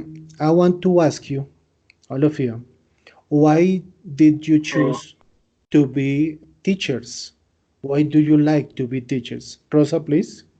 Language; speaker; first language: English; non-native, fluent; Spanish